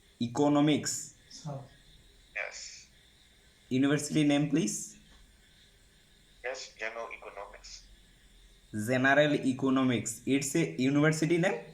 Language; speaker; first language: English; non-native, learner; Bangla